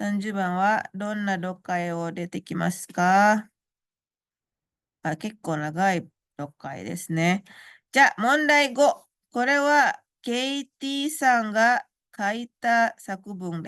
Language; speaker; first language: Japanese; non-native, fluent; Indonesian